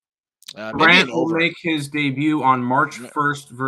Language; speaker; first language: English; native; English